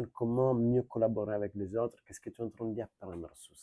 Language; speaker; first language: French; non-native, learner; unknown